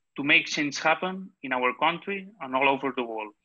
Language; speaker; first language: English; non-native, fluent; Catalan